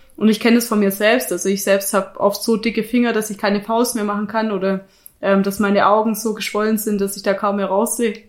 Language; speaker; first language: German; native; German